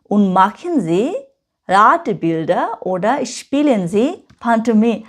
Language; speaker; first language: German; non-native, learner; Bangla